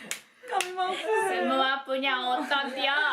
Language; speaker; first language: Indonesian; non-native, fluent; Japanese